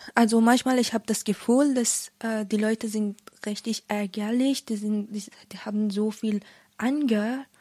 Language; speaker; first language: German; non-native, learner; Persian